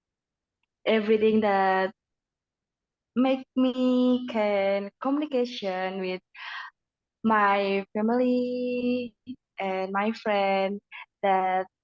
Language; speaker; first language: English; non-native, learner; Indonesian